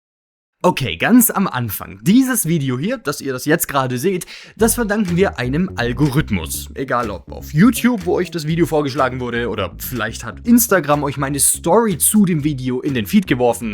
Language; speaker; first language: German; native; German